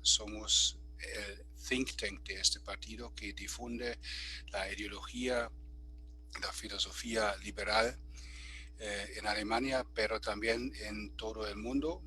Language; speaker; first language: Spanish; non-native, fluent; German